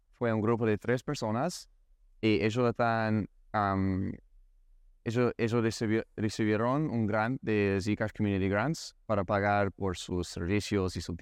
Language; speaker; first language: Spanish; non-native, learner; English